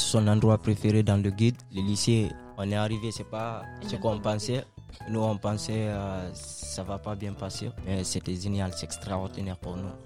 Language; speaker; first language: French; non-native, local second language; Fula